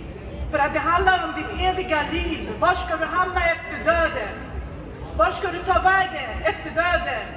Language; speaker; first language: Swedish; non-native, fluent; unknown